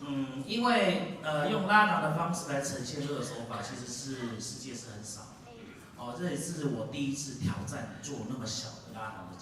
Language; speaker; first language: Chinese; native; Chinese